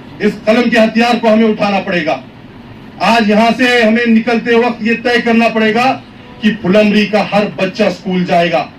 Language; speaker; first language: Urdu; native; Urdu